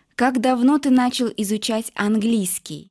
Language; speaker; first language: Russian; non-native, local second language; Uzbek